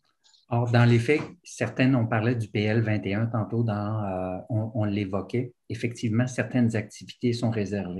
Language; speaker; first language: French; native; French